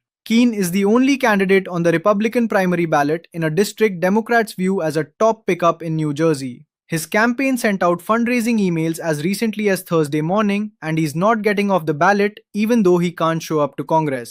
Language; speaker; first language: English; native; English